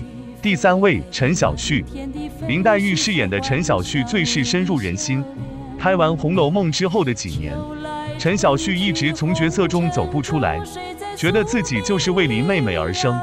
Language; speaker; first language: Chinese; native; Chinese